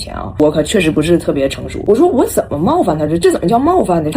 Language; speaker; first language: Chinese; native; Chinese